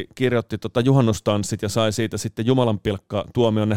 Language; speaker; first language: Finnish; early bilingual, other home language; Italian